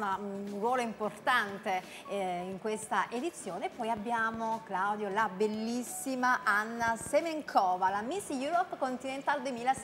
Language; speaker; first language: Italian; native; Italian